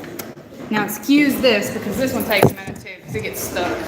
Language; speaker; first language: English; native; English